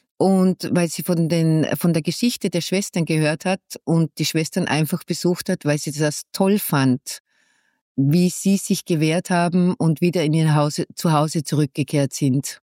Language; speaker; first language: German; native; German